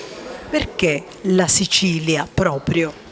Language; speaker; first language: Italian; native; Italian